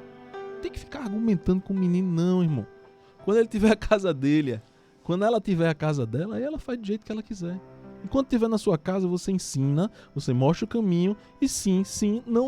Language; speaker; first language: Portuguese; native; Portuguese